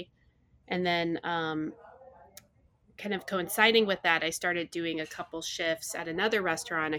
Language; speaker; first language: English; native; English